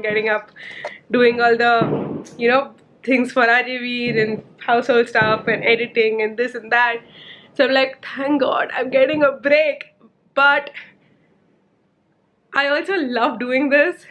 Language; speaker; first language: English; non-native, local second language; Hindi